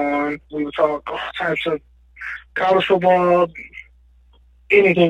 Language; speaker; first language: English; native; English